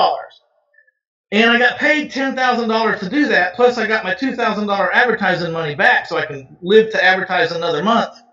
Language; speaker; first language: English; native; English